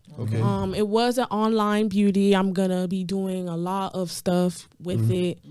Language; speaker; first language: English; native; English